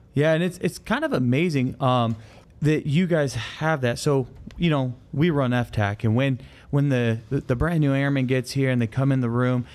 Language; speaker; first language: English; native; English